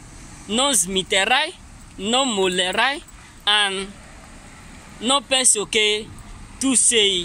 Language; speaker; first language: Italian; non-native, learner; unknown